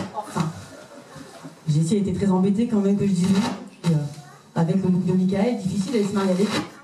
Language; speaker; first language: French; native; French